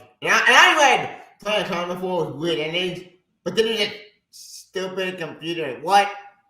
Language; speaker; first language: English; native; English